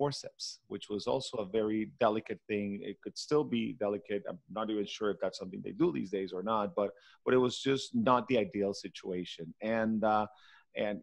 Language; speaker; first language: English; non-native, fluent; Spanish